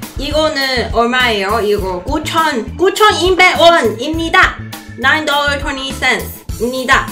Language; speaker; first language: Korean; non-native, learner; Cantonese